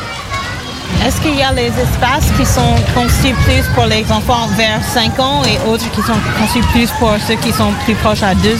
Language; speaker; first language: French; non-native, fluent; English